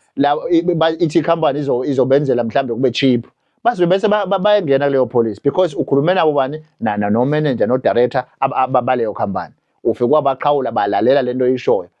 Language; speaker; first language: Zulu; non-native, local second language; Swati